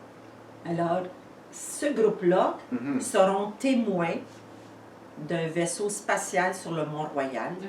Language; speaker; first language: French; native; French